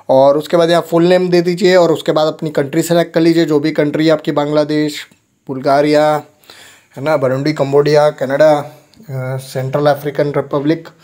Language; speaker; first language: Hindi; native; Hindi